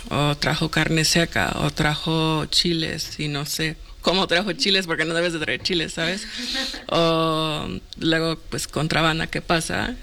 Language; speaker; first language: Spanish; early bilingual, heritage; Spanish